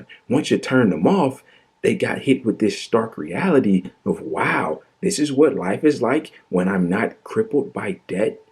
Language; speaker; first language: English; native; English